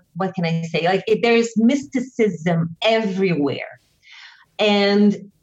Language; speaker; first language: English; non-native, fluent; Portuguese